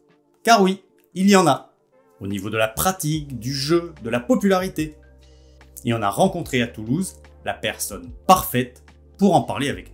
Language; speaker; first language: French; native; French